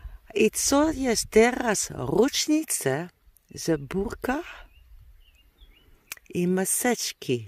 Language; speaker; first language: Polish; non-native, learner; Dutch